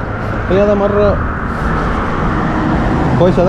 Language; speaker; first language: Arabic; non-native, learner; Malayalam